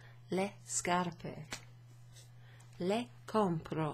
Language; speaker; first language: Italian; non-native, fluent; English